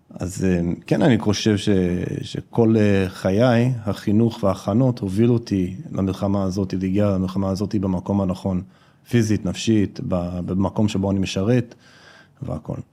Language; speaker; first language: Hebrew; non-native, fluent; English